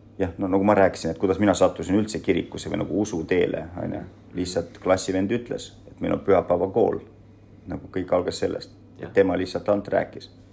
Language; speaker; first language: Estonian; early bilingual, other home language; Russian